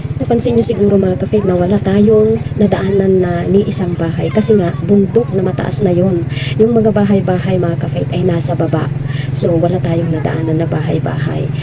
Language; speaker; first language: Filipino; non-native, local second language; Iloko